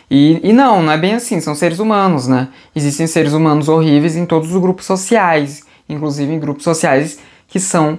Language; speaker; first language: Portuguese; native; Portuguese